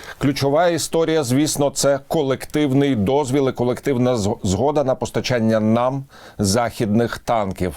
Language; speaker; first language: Ukrainian; native; Ukrainian